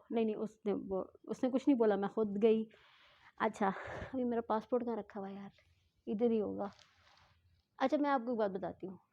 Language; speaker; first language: Urdu; native; Urdu